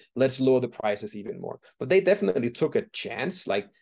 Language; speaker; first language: English; non-native, fluent; Danish